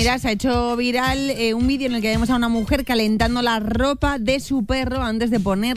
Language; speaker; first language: Spanish; native; Spanish